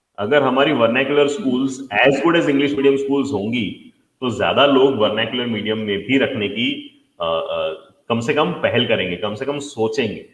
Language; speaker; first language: Hindi; non-native, local second language; Gujarati